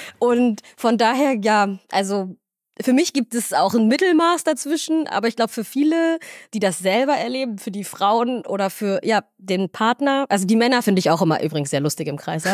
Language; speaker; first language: German; early bilingual, other home language; Somali